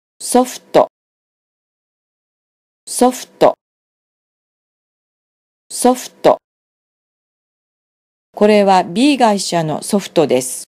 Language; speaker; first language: Japanese; non-native, fluent; Vietnamese